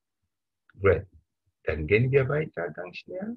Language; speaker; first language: German; non-native, fluent; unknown